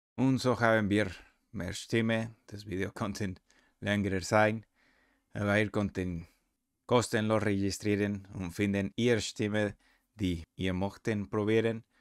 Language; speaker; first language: German; non-native, learner; Spanish